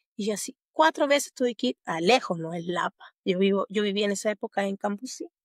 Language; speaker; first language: Spanish; native; Spanish